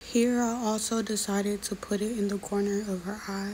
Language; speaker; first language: English; native; English